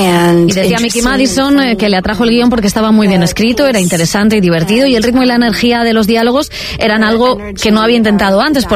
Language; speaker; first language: Spanish; native; Spanish